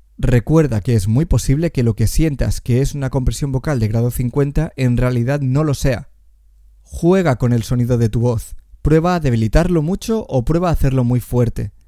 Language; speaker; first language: Spanish; native; Spanish